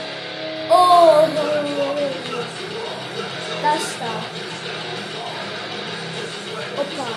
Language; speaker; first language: German; non-native, learner; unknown